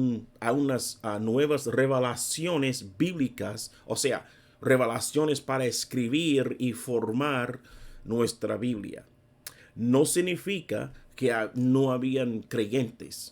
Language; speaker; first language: Spanish; non-native, fluent; English